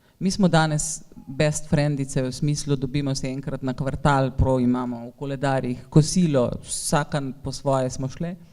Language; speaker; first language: Slovenian; native; Slovenian